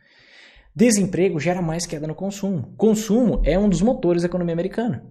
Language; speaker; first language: Portuguese; native; Portuguese